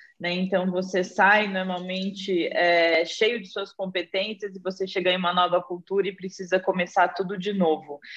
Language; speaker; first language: Portuguese; native; Portuguese